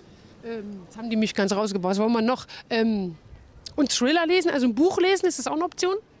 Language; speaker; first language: German; native; German